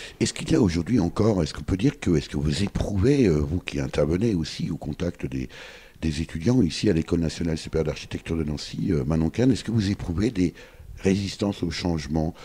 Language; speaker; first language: French; native; French